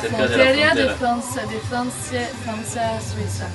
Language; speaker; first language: Spanish; non-native, learner; French